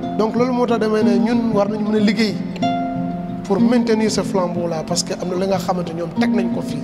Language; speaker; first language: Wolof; non-native, local second language; Jola-Fonyi